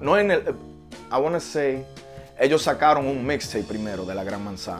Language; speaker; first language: Spanish; early bilingual, heritage; Spanish